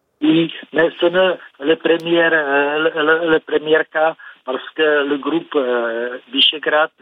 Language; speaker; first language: French; non-native, fluent; Czech